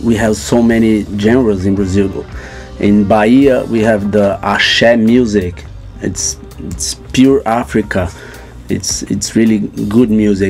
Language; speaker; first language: English; non-native, fluent; Portuguese